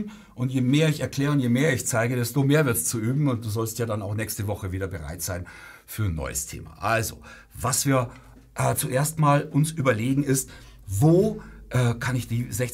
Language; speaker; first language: German; native; German